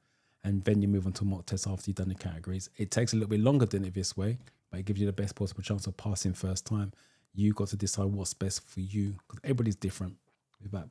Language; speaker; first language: English; native; English